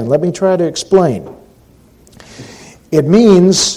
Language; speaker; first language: English; native; English